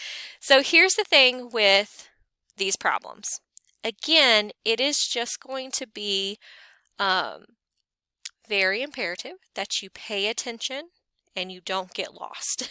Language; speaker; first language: English; native; English